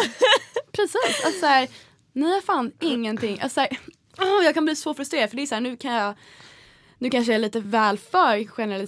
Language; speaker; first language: Swedish; native; Swedish